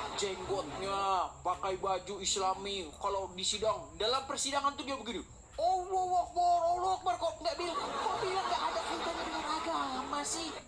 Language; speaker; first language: Indonesian; native; Indonesian